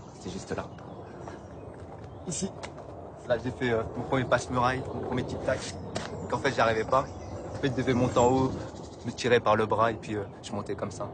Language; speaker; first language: French; native; French